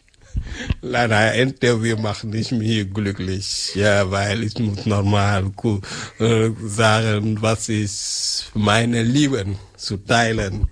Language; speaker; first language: German; non-native, learner; French